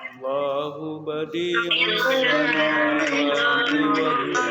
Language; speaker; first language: Indonesian; native; Indonesian